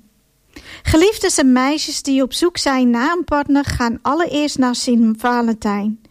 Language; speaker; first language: Dutch; non-native, fluent; Ukrainian